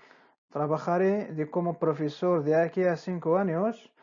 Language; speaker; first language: Spanish; non-native, fluent; Arabic